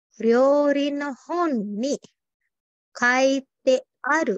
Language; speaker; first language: Japanese; non-native, fluent; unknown